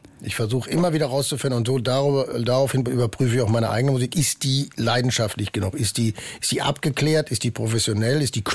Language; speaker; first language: German; native; German